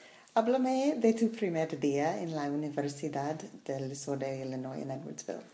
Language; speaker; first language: Spanish; non-native, learner; English